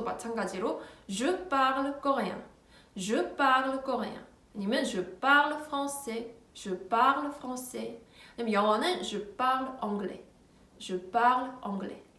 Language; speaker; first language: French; non-native, fluent; Korean